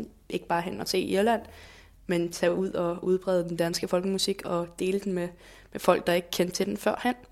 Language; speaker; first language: Danish; native; Danish